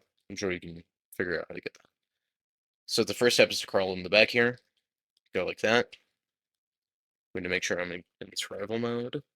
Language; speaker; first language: English; native; English